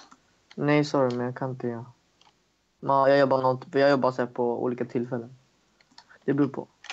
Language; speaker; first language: Swedish; native; Swedish